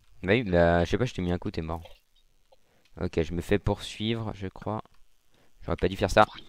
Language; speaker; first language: French; native; French